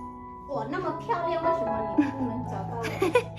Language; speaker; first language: Chinese; non-native, learner; Vietnamese